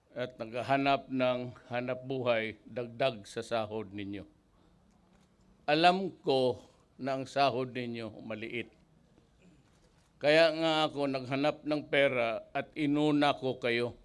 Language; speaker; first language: Filipino; non-native, local second language; Cebuano